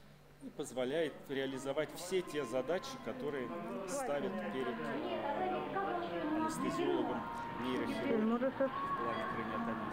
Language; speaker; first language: Russian; native; Russian